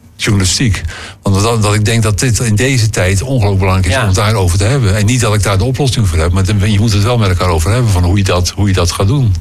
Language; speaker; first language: Dutch; native; Dutch